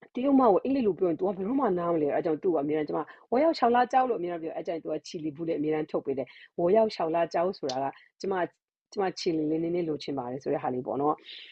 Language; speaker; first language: Burmese; native; Burmese